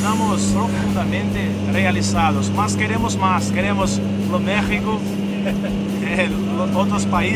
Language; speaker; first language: Spanish; non-native, learner; Portuguese